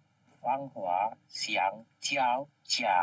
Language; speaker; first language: Chinese; non-native, learner; Indonesian